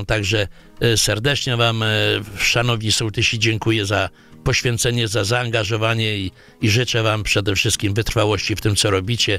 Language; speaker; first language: Polish; native; Polish